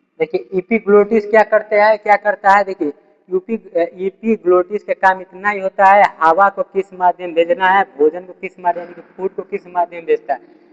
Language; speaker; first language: Hindi; native; Hindi